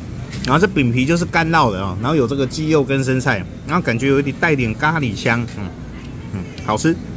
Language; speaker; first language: Chinese; native; Chinese